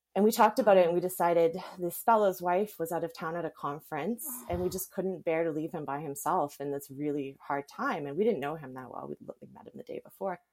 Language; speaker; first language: English; native; English